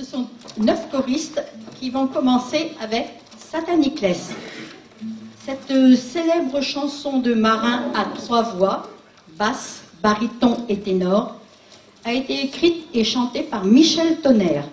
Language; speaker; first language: French; native; French